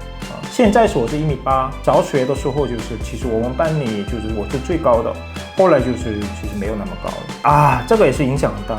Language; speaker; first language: Chinese; non-native, fluent; Korean